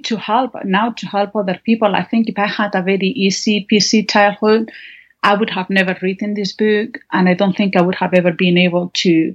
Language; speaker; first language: English; non-native, fluent; Spanish